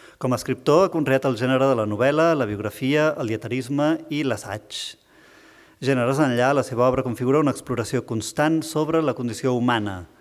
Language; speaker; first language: Catalan; native; Catalan